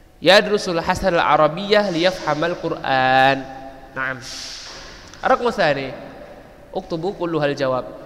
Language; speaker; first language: Arabic; non-native, fluent; Indonesian